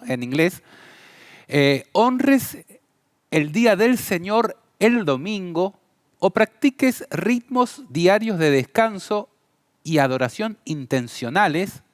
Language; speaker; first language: Spanish; native; Spanish